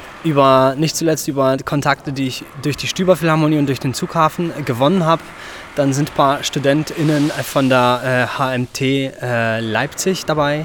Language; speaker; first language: German; native; German